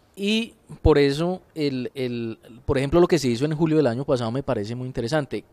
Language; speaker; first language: Spanish; native; Spanish